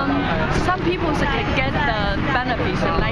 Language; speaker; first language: English; non-native, learner; Chinese